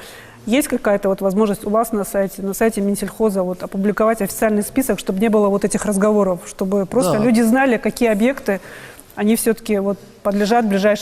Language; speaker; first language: Russian; native; Russian